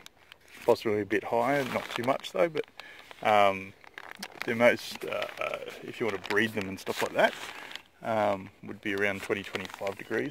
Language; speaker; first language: English; native; English